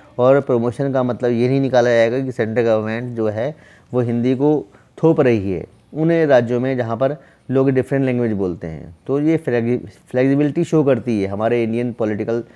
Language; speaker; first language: Hindi; native; Hindi